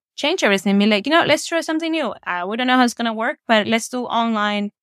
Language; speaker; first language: English; non-native, fluent; Spanish